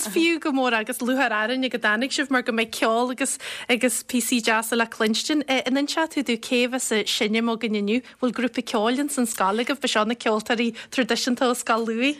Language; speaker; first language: Irish; native; Irish